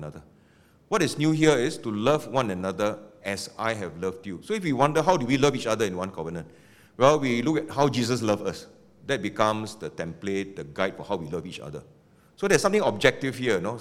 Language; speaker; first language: English; non-native, local second language; Min Nan Chinese